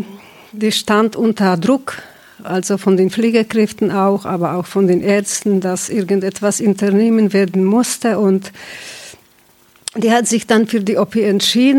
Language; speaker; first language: German; non-native, fluent; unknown